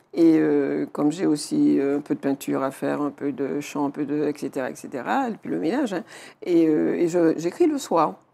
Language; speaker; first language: French; native; French